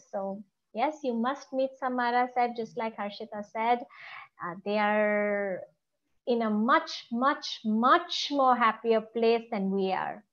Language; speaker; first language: English; non-native, local second language; Gujarati